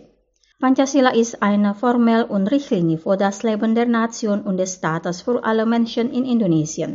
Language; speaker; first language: German; non-native, fluent; Indonesian